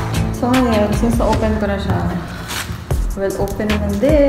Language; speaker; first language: Korean; non-native, learner; Filipino